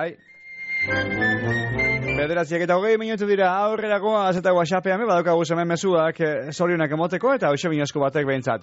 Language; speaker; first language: Basque; native; Basque